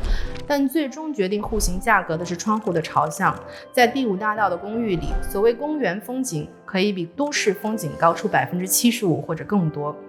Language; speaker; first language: Chinese; native; Chinese